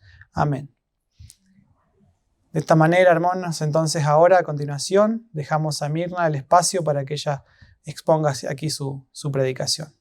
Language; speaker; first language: Spanish; native; Spanish